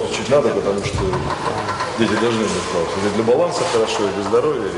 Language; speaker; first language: Russian; native; Russian